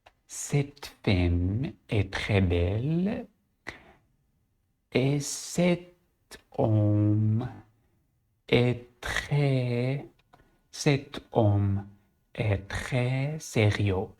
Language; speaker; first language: French; non-native, learner; Arabic